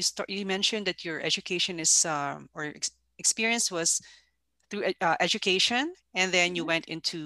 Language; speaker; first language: English; non-native, local second language; Filipino